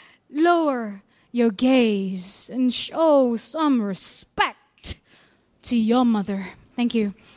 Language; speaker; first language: English; non-native, local second language; Malay